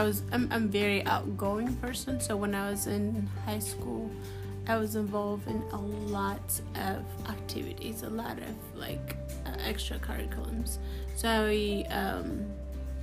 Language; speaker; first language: English; non-native, fluent; Amharic